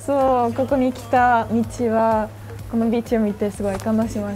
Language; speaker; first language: Japanese; non-native, fluent; Dutch